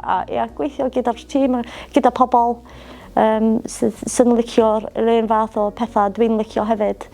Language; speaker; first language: Welsh; non-native, local second language; English